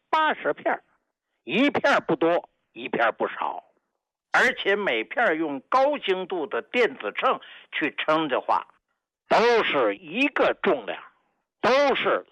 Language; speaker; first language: Chinese; native; Chinese